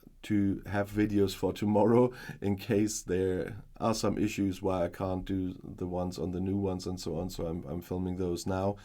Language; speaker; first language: English; non-native, fluent; German